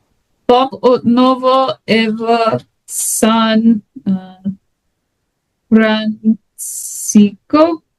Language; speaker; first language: Bulgarian; non-native, learner; English